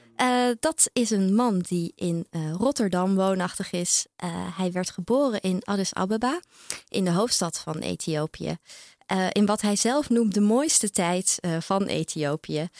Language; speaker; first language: Dutch; native; Dutch